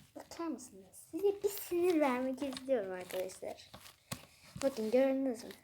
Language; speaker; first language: Turkish; non-native, fluent; Persian